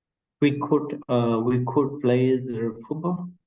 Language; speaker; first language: English; non-native, learner; Vietnamese